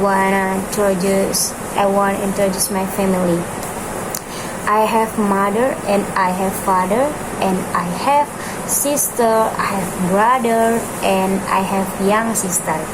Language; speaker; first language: English; non-native, learner; Indonesian